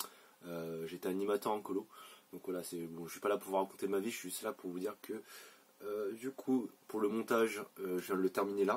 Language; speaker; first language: French; native; French